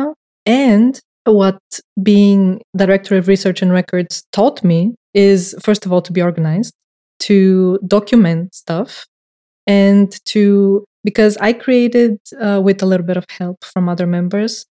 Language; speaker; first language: English; non-native, fluent; Bulgarian